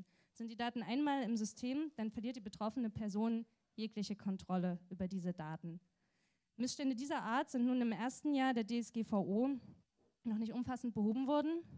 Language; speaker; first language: German; native; German